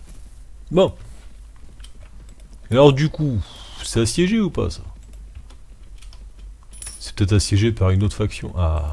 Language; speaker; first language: French; native; French